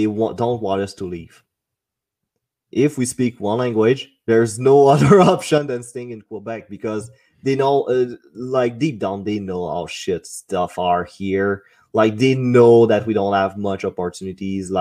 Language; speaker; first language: English; non-native, fluent; French